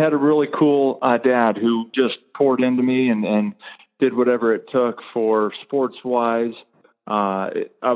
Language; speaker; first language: English; native; English